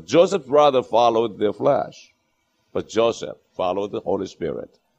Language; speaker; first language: English; non-native, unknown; Korean